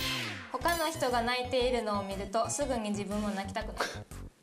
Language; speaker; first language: Japanese; native; Japanese